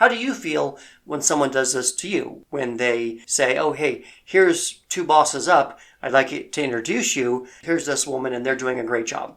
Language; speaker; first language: English; native; English